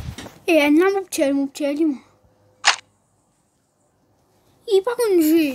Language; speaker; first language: French; non-native, local second language; Morisyen